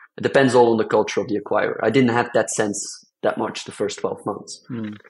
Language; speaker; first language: English; non-native, fluent; Dutch